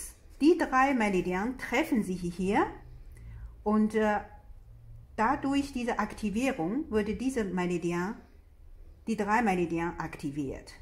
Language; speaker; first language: German; non-native, fluent; Chinese